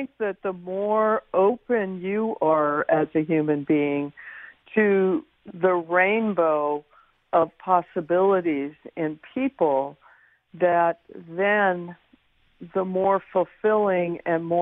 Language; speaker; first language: English; native; English